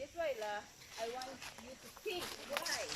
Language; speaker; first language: English; non-native, local second language; Malay